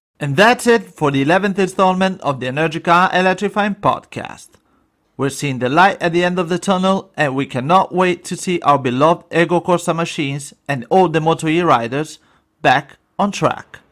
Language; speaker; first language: English; non-native, fluent; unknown